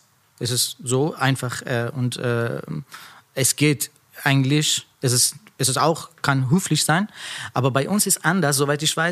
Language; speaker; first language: German; non-native, learner; Persian